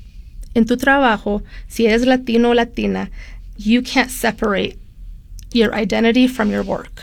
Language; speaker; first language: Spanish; early bilingual, heritage; Spanish